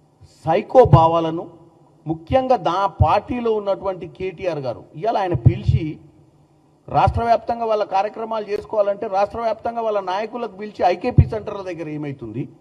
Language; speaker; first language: Telugu; native; Telugu